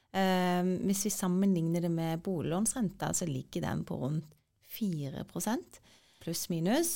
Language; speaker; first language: Norwegian; early bilingual, other home language; Turkish